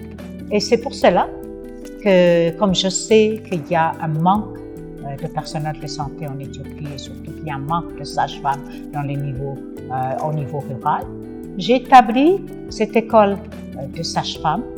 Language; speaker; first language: French; non-native, fluent; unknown